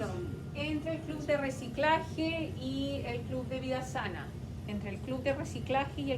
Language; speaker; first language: Spanish; non-native, fluent; English